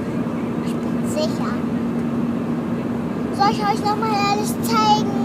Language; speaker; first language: German; non-native, learner; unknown